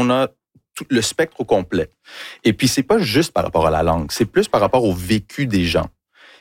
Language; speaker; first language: French; early bilingual, other home language; English